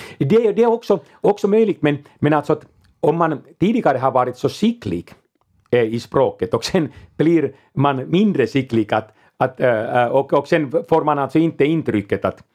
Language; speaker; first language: Swedish; non-native, local second language; Finnish